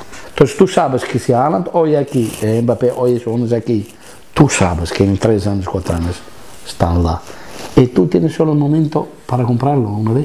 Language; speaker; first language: Spanish; non-native, fluent; Italian